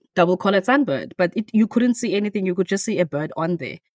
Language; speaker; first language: English; non-native, local second language; Xhosa